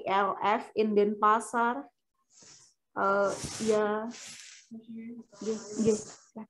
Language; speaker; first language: English; non-native, fluent; Indonesian